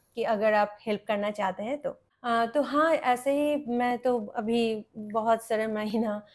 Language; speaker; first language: Hindi; non-native, local second language; Bangla